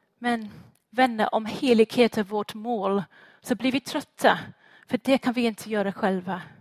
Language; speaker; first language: Swedish; non-native, fluent; English